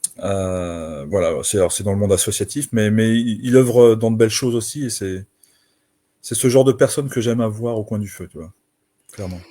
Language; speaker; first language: French; native; French